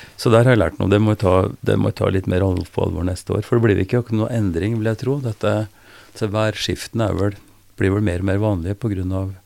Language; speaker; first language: Norwegian; native; Norwegian